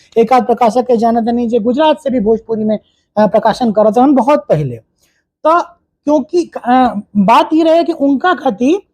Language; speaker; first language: Bhojpuri; non-native, local second language; Hindi